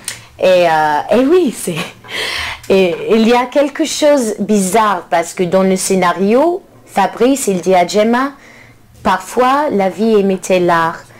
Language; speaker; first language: French; non-native, learner; English